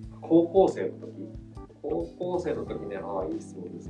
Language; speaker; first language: Japanese; non-native, learner; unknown